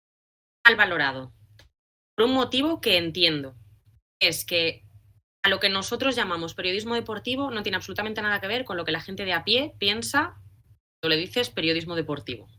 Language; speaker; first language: Spanish; native; Spanish